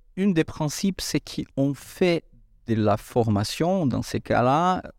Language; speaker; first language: French; non-native, fluent; Portuguese